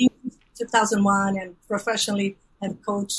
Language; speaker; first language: English; non-native, fluent; Portuguese